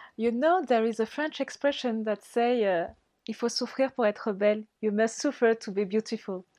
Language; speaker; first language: English; non-native, learner; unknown